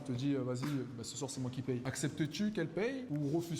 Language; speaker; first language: French; native; French